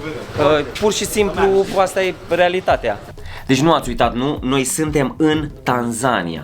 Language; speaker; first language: Romanian; native; Romanian